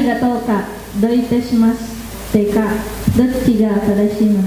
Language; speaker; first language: Japanese; non-native, learner; Indonesian